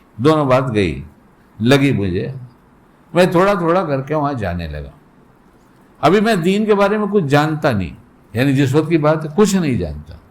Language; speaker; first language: Urdu; native; Urdu